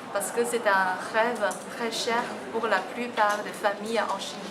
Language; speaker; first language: French; non-native, fluent; Chinese